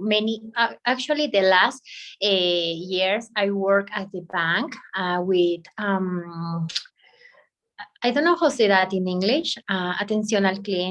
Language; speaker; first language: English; non-native, learner; Spanish